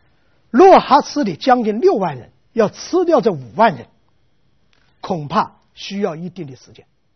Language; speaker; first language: Chinese; native; Chinese